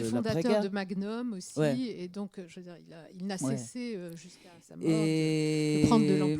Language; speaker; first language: French; native; French